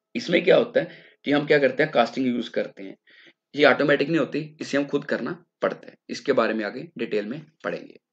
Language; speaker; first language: Hindi; non-native, local second language; Punjabi